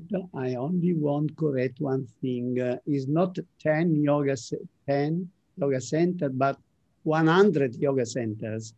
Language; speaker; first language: English; non-native, learner; Italian